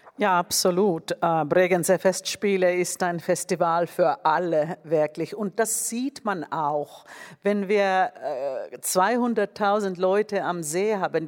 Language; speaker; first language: German; non-native, fluent; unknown